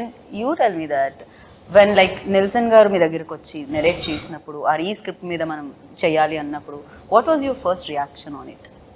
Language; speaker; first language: Telugu; native; Telugu